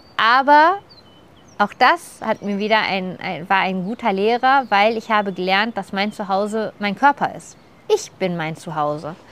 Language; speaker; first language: German; native; German